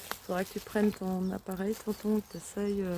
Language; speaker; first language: French; native; French